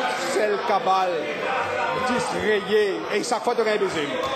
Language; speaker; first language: French; non-native, local second language; Morisyen